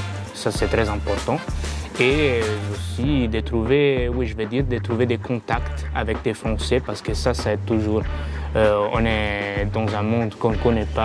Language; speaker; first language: French; non-native, fluent; Italian